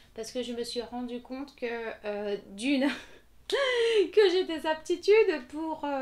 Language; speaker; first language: French; non-native, fluent; Portuguese